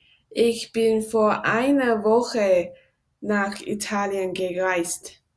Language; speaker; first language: German; non-native, learner; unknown